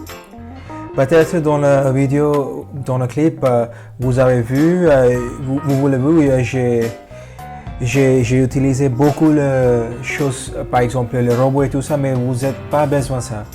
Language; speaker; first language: French; non-native, fluent; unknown